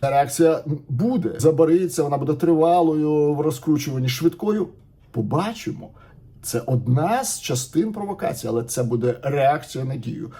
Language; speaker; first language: Ukrainian; native; Ukrainian